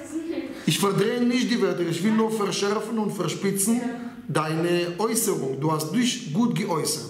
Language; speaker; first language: German; non-native, fluent; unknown